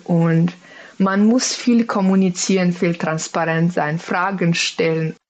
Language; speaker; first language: German; non-native, fluent; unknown